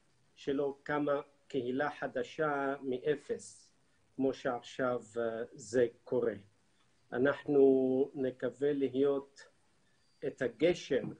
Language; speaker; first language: Hebrew; non-native, fluent; Arabic